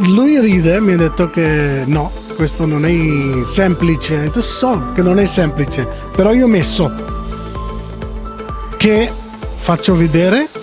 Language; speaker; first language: Italian; non-native, learner; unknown